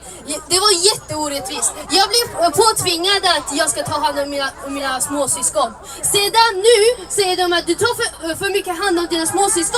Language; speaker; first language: Swedish; early bilingual, other home language; Somali